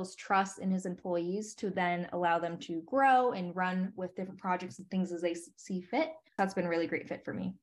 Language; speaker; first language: English; native; English